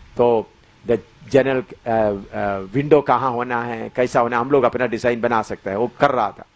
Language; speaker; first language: Hindi; non-native, local second language; Malayalam